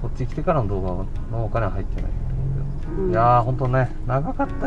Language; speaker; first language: Japanese; native; Japanese